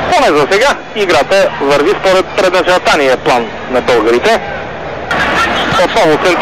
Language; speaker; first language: Bulgarian; native; Bulgarian